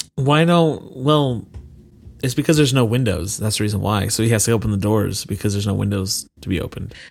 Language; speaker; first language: English; native; English